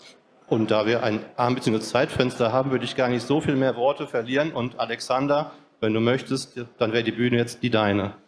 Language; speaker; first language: German; native; German